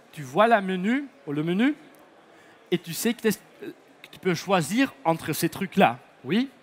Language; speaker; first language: French; non-native, fluent; Dutch